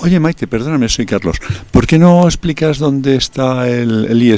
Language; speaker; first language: Spanish; native; Spanish